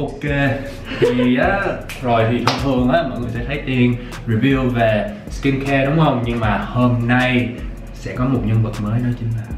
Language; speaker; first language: Vietnamese; early bilingual, heritage; Vietnamese